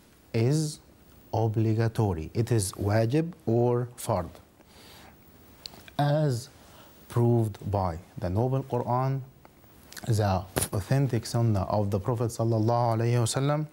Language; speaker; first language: English; non-native, fluent; Arabic